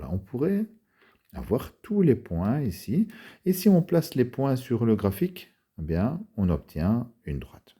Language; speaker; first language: French; native; French